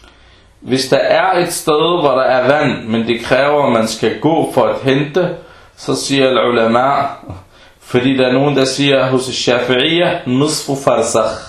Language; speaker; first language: Danish; early bilingual, other home language; Arabic